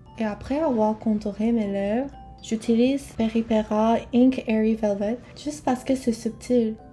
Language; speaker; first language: French; non-native, fluent; Korean